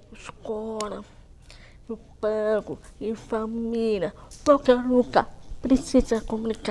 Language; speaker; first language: Portuguese; non-native, local second language; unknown